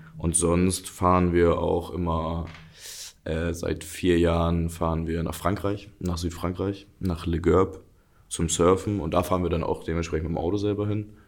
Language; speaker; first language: German; early bilingual, other home language; Russian